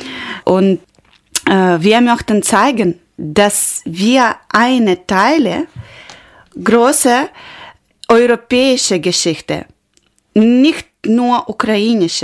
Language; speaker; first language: German; non-native, learner; Ukrainian